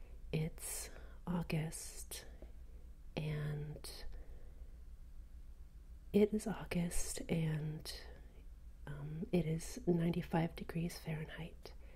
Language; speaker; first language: English; native; English